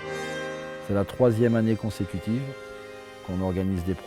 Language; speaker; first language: French; native; French